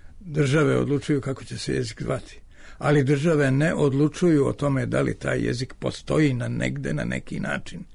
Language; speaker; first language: Serbian; native; Serbian